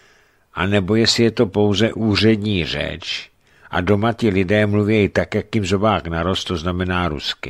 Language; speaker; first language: Czech; native; Czech